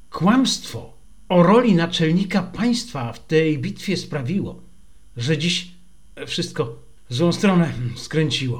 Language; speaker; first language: Polish; native; Polish